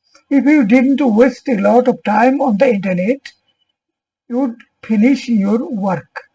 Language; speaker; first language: English; non-native, local second language; Bangla